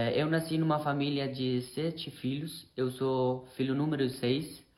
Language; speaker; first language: Portuguese; non-native, learner; Persian